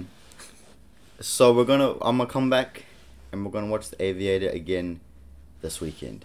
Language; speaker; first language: English; native; English